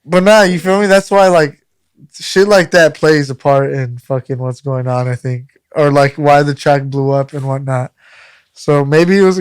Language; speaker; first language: English; native; English